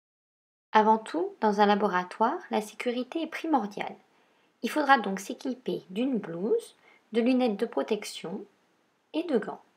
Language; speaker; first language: French; native; French